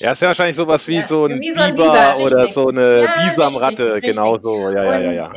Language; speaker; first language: German; native; German